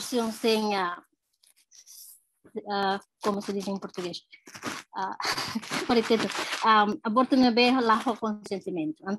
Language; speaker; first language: Portuguese; non-native, learner; Tetum